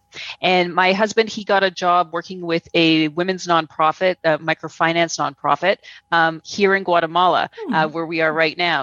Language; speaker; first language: English; native; English